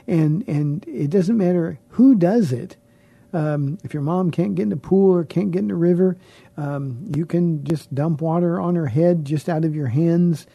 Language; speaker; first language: English; native; English